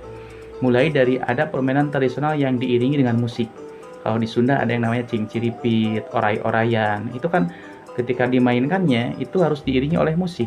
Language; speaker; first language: Indonesian; non-native, local second language; Sundanese